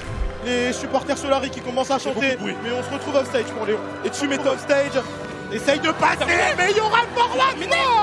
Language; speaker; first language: French; native; French